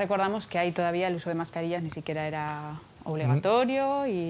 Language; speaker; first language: Spanish; native; Spanish